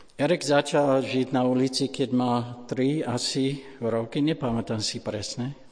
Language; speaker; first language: Slovak; non-native, fluent; English